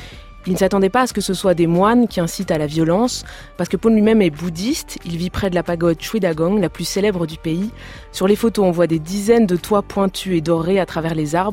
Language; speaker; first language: French; native; French